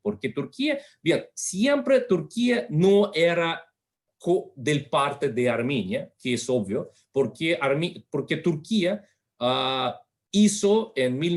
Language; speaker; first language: Spanish; non-native, fluent; Russian